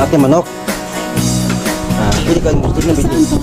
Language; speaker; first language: Filipino; non-native, local second language; Cebuano